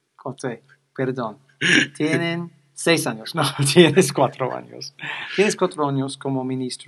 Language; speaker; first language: Spanish; non-native, fluent; English